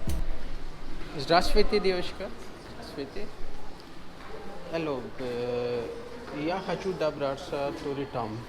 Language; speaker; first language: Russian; non-native, learner; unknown